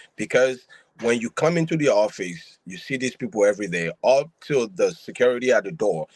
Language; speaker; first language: English; non-native, local second language; Yoruba